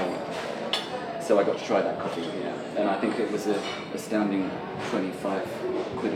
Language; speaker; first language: English; native; English